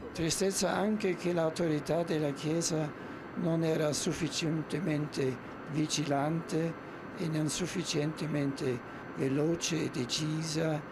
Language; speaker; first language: Italian; non-native, fluent; German